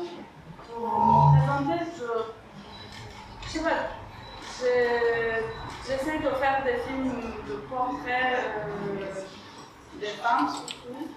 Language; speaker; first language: French; non-native, fluent; Persian